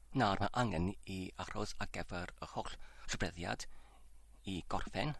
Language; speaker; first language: Welsh; non-native, learner; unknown